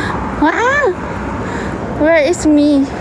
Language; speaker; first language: English; non-native, local second language; Filipino